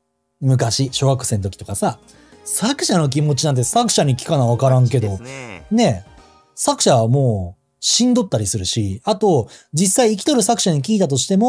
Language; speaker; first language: Japanese; native; Japanese